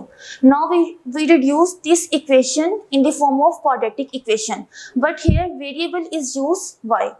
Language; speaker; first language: English; non-native, local second language; Urdu